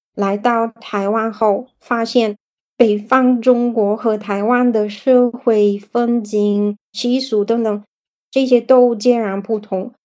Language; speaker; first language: Chinese; non-native, fluent; Bulgarian